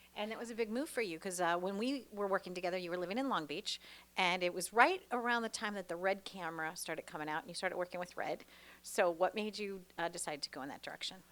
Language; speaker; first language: English; native; English